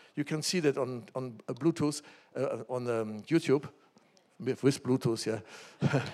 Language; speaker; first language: English; non-native, fluent; German